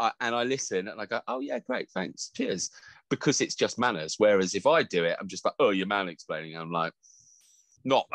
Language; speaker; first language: English; native; English